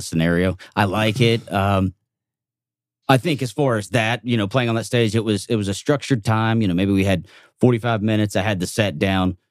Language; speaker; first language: English; native; English